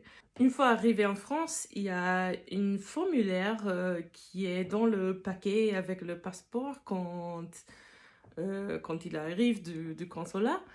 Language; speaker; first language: French; non-native, fluent; English